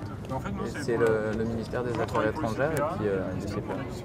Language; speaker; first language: French; native; French